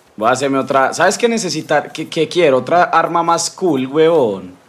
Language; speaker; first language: Spanish; native; Spanish